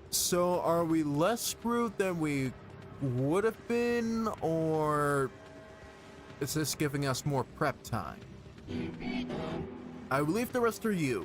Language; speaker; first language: English; native; English